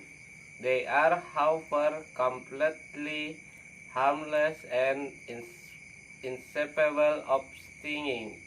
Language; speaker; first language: English; non-native, learner; Indonesian